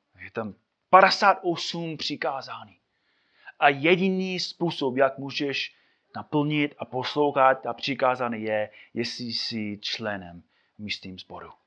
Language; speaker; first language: Czech; non-native, fluent; English